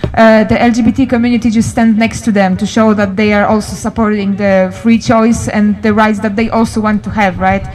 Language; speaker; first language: English; non-native, learner; Polish